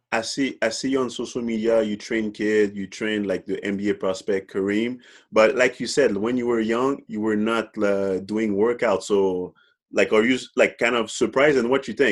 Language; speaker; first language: English; non-native, fluent; French